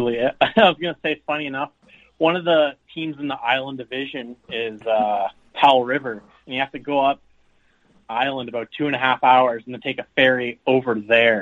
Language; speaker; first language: English; native; English